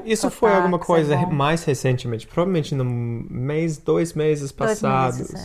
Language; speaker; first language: Portuguese; non-native, fluent; English